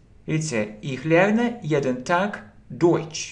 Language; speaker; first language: German; non-native, fluent; Russian